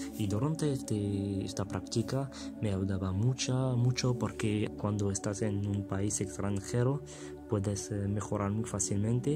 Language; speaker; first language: Spanish; non-native, fluent; French